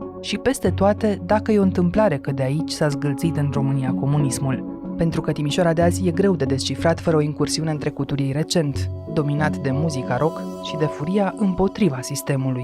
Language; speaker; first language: Romanian; native; Romanian